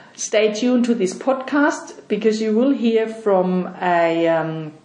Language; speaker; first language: English; non-native, fluent; German